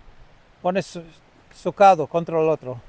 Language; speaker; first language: Spanish; non-native, learner; English